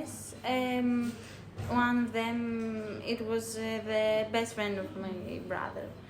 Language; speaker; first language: English; non-native, learner; Greek